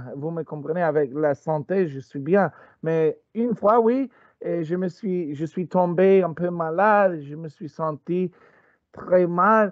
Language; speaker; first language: French; non-native, learner; Spanish